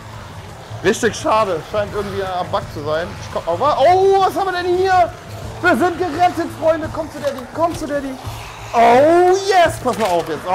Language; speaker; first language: German; native; German